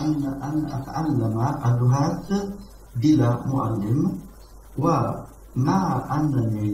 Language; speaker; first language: Arabic; non-native, learner; Italian